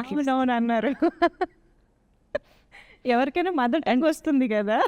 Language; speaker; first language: Telugu; native; Telugu